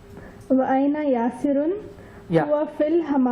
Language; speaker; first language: Arabic; non-native, learner; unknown